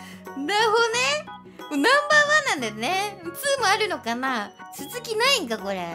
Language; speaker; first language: Japanese; native; Japanese